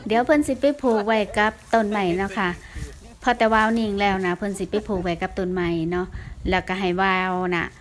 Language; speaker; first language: Thai; native; Thai